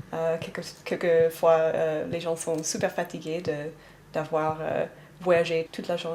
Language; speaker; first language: French; non-native, fluent; English